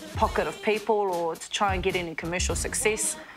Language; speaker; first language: English; native; English